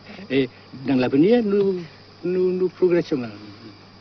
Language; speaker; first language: French; non-native, local second language; Vietnamese